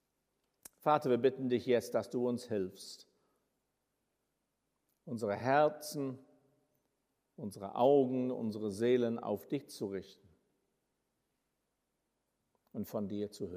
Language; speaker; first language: German; non-native, fluent; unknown